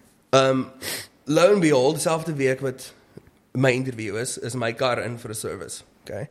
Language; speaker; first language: English; non-native, local second language; Afrikaans